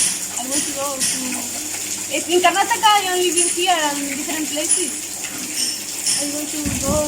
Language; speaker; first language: English; non-native, learner; Spanish